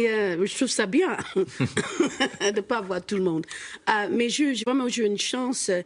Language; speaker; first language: French; non-native, fluent; English